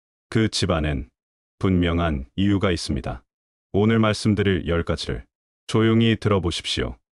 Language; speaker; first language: Korean; native; Korean